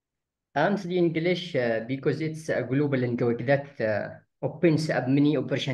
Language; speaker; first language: English; non-native, learner; Arabic